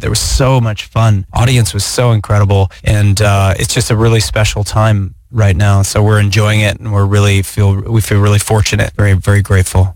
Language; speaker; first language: English; native; English